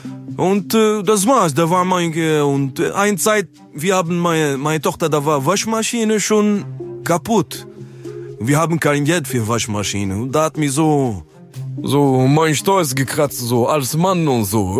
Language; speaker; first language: German; non-native, learner; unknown